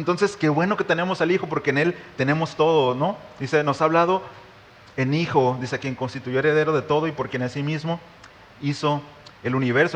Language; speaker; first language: Spanish; native; Spanish